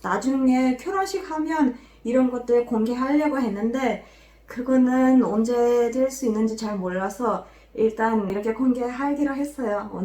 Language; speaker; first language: Korean; non-native, fluent; Macedonian